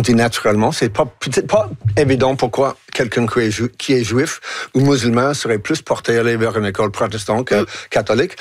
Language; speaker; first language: French; non-native, local second language; English